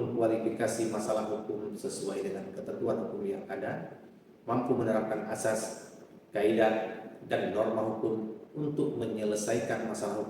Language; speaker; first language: Indonesian; native; Indonesian